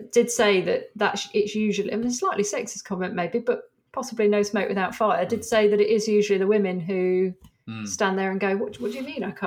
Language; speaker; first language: English; native; English